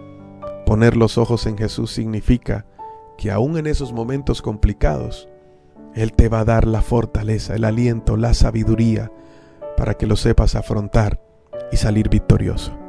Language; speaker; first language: Spanish; native; Spanish